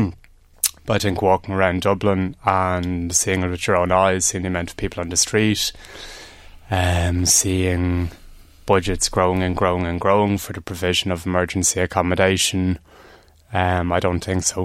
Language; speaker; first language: English; native; English